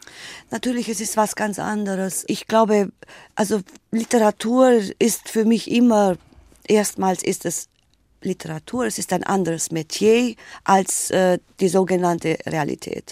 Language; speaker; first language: German; native; German